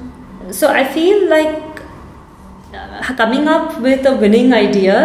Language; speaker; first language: English; non-native, local second language; Hindi